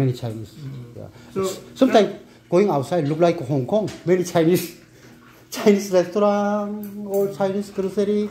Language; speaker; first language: English; non-native, learner; Korean